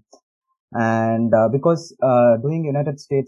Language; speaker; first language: English; non-native, local second language; Tamil